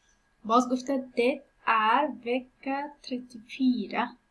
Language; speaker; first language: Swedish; non-native, fluent; Persian